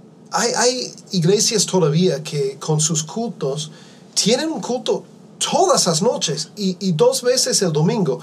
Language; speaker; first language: Spanish; non-native, fluent; English